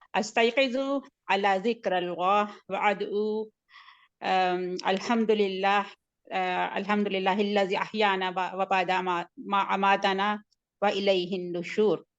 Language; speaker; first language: Arabic; non-native, learner; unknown